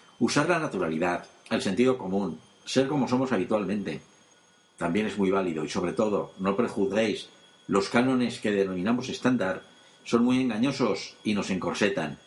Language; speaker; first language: Spanish; native; Spanish